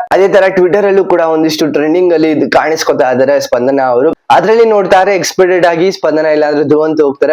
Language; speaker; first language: Kannada; native; Kannada